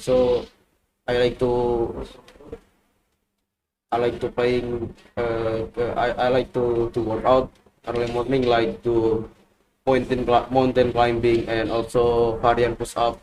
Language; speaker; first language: English; non-native, learner; Indonesian